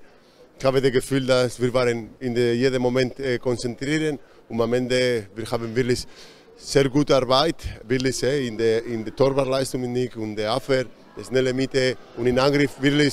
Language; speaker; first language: German; non-native, fluent; Spanish